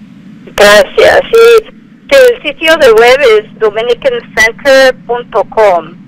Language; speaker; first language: Spanish; non-native, fluent; English